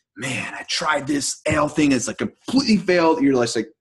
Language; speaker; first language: English; native; English